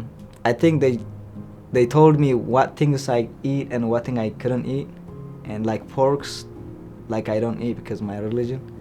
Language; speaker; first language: English; non-native, fluent; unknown